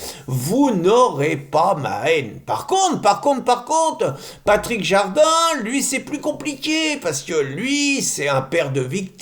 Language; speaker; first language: French; native; French